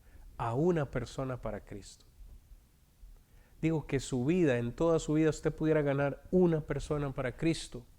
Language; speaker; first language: Spanish; native; Spanish